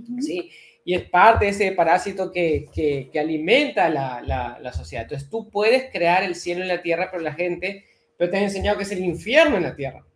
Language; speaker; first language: Spanish; native; Spanish